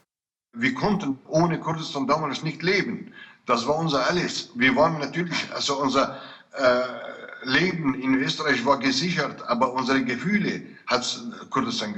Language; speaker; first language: German; non-native, fluent; Kurdish